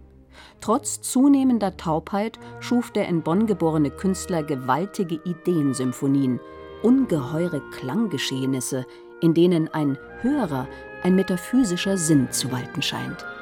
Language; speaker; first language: German; native; German